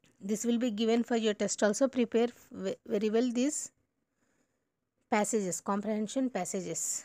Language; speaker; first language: English; non-native, local second language; Telugu